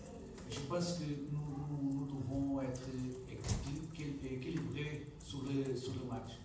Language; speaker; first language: French; non-native, fluent; Portuguese